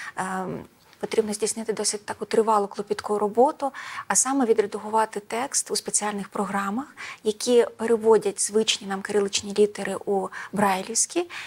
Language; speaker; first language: Ukrainian; native; Ukrainian